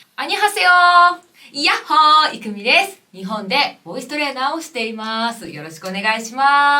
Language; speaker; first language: Japanese; native; Japanese